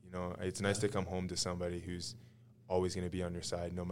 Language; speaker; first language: English; native; English